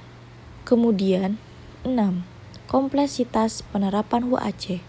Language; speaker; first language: Indonesian; native; Indonesian